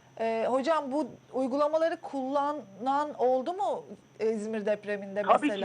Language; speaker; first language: Turkish; native; Turkish